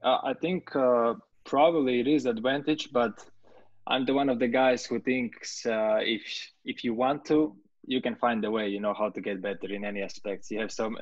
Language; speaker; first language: English; non-native, fluent; Latvian